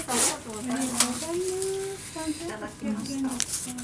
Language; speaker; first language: Japanese; native; Japanese